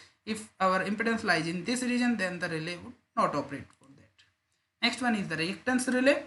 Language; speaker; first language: English; non-native, local second language; Hindi